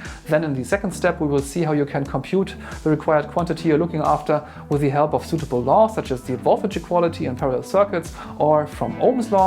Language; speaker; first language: English; non-native, fluent; German